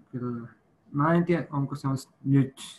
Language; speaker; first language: Finnish; non-native, learner; Spanish